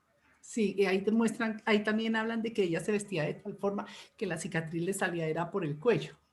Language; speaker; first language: Spanish; native; Spanish